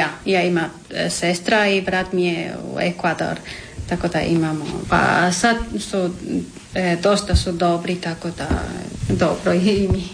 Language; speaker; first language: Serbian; non-native, learner; Spanish